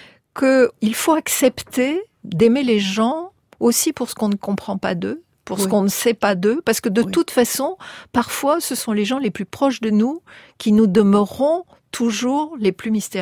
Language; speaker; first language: French; native; French